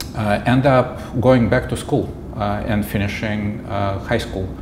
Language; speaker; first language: English; non-native, fluent; Russian